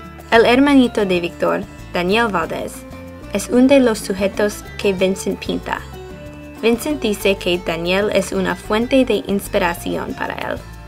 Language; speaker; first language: Spanish; non-native, learner; English